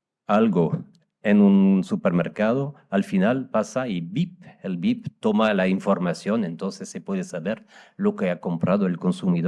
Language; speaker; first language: Spanish; non-native, fluent; French